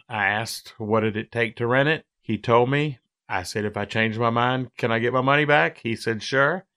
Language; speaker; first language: English; native; English